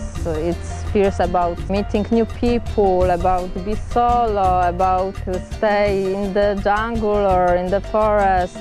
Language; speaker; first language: English; non-native, learner; Polish